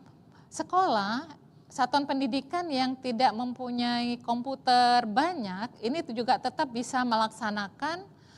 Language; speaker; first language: Indonesian; native; Indonesian